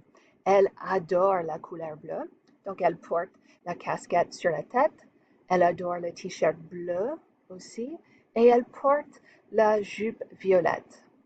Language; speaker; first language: French; non-native, fluent; English